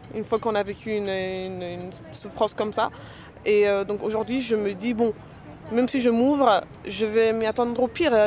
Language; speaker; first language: French; non-native, fluent; Persian